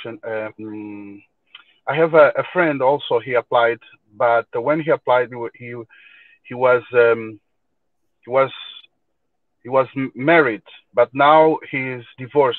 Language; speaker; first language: English; non-native, learner; Portuguese